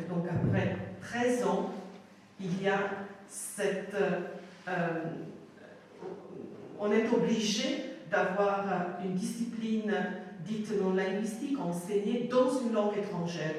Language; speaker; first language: French; non-native, fluent; Italian